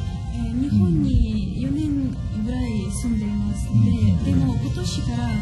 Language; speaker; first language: Japanese; non-native, learner; Ukrainian